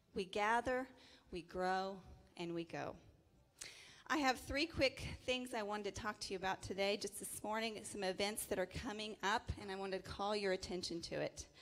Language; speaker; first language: English; native; English